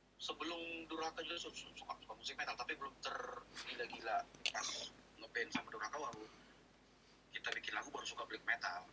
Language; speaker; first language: Indonesian; native; Indonesian